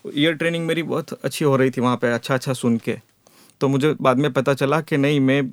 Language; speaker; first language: Hindi; non-native, local second language; Gujarati